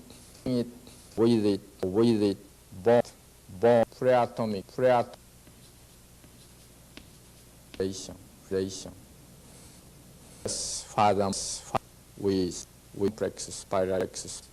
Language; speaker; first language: English; non-native, learner; Japanese